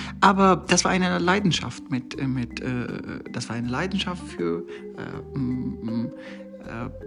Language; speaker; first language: German; non-native, learner; Persian